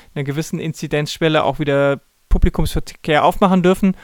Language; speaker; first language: German; native; German